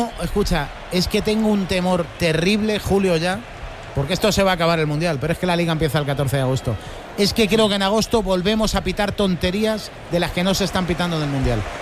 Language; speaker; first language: Spanish; native; Spanish